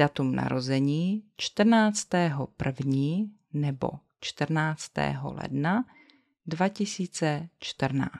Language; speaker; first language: Czech; native; Czech